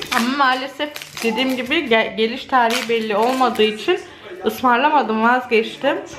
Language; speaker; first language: Turkish; early bilingual, heritage; Turkish